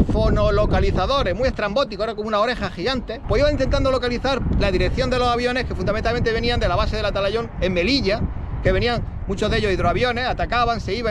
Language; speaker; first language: Spanish; native; Spanish